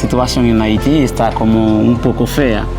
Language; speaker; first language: Spanish; early bilingual, heritage; Haitian Creole